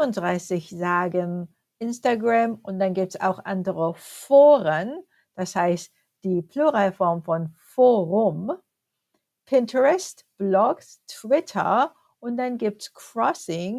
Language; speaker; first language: German; non-native, fluent; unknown